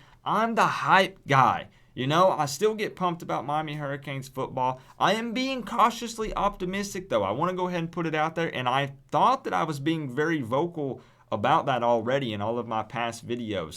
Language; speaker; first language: English; native; English